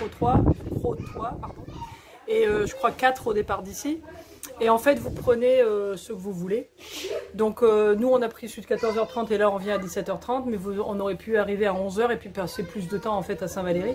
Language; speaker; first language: French; native; French